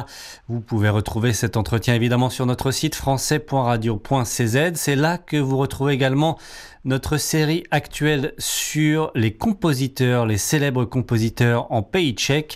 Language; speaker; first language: French; native; French